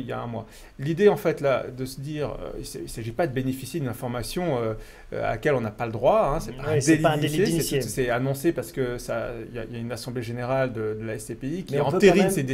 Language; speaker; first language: French; native; French